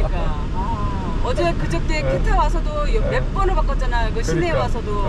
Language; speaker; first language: Korean; native; Korean